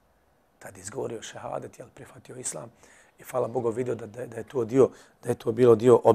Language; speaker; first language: Serbian; native; Serbian